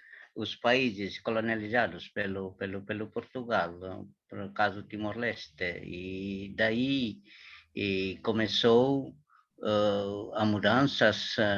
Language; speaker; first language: Portuguese; non-native, learner; Tetum